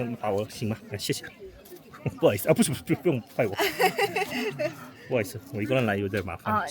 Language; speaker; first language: Chinese; non-native, fluent; Korean